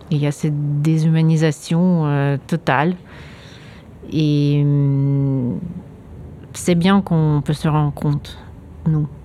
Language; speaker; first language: French; non-native, fluent; Ukrainian